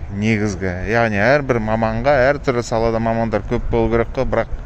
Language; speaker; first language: Kazakh; non-native, local second language; Russian